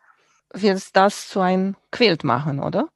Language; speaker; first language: German; non-native, fluent; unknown